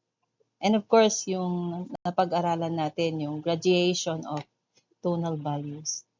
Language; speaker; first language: Filipino; native; Filipino